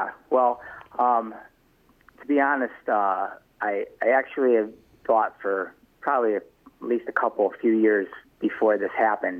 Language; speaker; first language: English; native; English